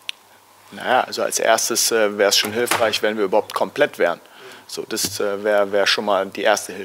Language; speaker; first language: German; native; German